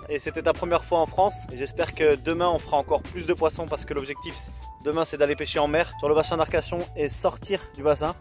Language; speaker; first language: French; native; French